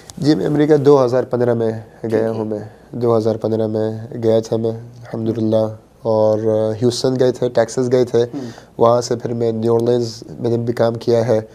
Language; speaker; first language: Urdu; early bilingual, heritage; Urdu